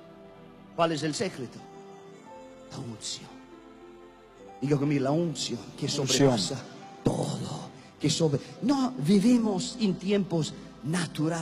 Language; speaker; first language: Spanish; non-native, learner; English